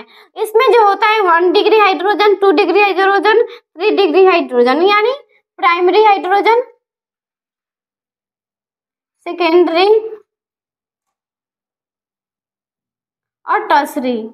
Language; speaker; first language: Hindi; native; Hindi